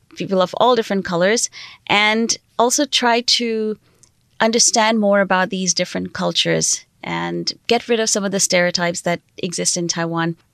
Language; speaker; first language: English; non-native, fluent; Sindhi